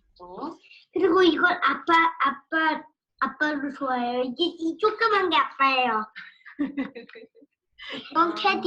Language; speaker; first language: Korean; early bilingual, heritage; Korean